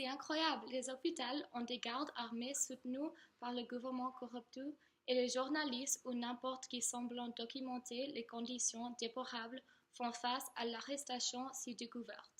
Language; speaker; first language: French; non-native, learner; English